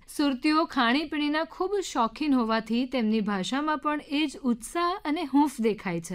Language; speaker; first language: Gujarati; native; Gujarati